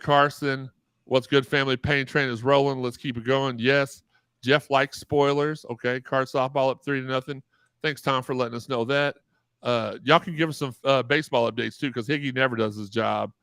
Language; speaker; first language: English; native; English